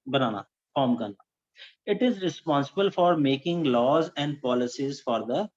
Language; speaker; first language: Hindi; non-native, local second language; Punjabi